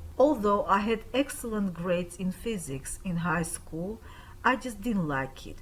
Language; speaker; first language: English; non-native, fluent; Armenian